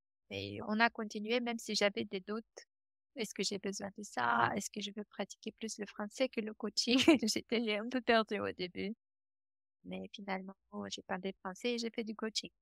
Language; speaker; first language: French; non-native, fluent; Romanian